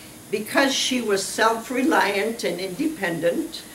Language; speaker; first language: English; early bilingual, other home language; Ukrainian